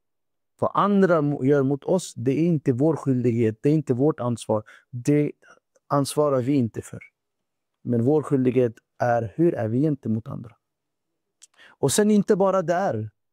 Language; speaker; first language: Swedish; non-native, fluent; Urdu